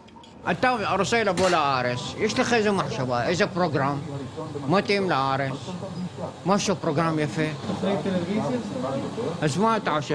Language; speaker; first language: Hebrew; non-native, fluent; Arabic